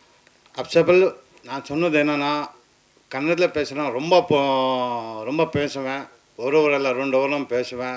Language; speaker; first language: Tamil; non-native, local second language; Kannada